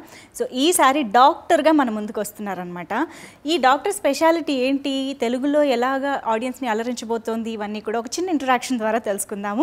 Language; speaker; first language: Telugu; native; Telugu